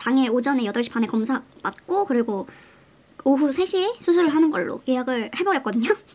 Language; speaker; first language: Korean; native; Korean